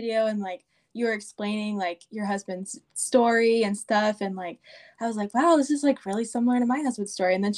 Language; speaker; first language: English; native; English